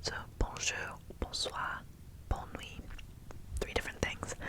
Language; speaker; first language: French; non-native, learner; English